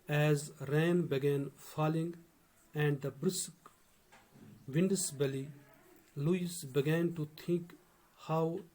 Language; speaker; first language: English; non-native, local second language; Urdu